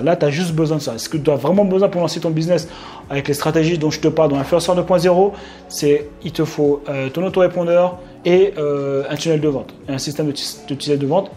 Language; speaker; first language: French; native; French